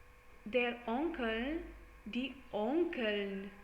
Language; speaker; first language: German; non-native, learner; English